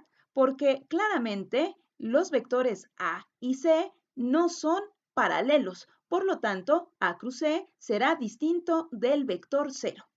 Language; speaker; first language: Spanish; native; Spanish